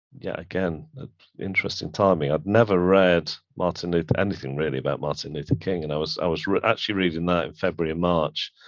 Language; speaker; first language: English; native; English